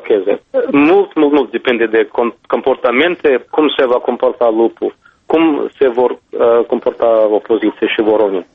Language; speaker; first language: Romanian; non-native, fluent; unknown